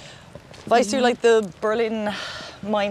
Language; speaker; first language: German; non-native, learner; English